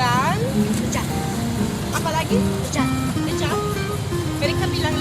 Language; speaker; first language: Indonesian; non-native, learner; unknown